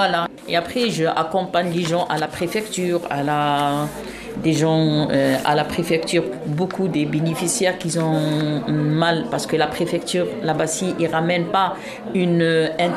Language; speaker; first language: French; non-native, fluent; Arabic